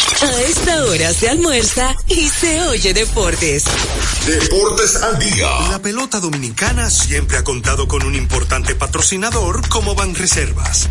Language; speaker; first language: Spanish; native; Spanish